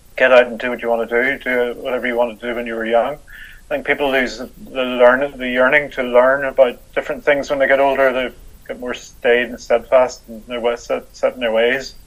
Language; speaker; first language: English; native; English